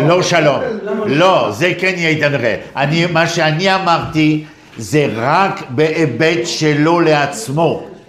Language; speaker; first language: Hebrew; non-native, fluent; French